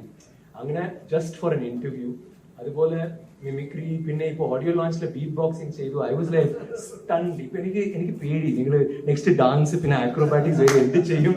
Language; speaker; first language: Malayalam; non-native, learner; Tamil